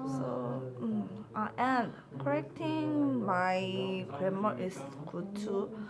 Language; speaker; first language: English; non-native, learner; Korean